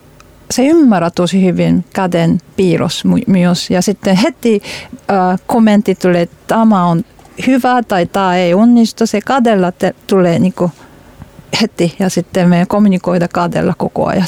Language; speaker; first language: Finnish; non-native, learner; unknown